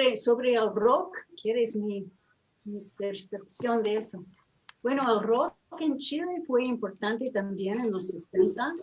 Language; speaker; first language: Spanish; non-native, fluent; English